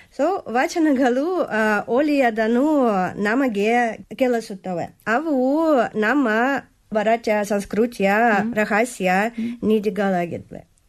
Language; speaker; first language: Kannada; non-native, learner; Russian